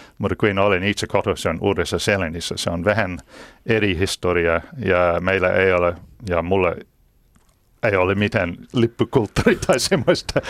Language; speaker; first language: Finnish; non-native, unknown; English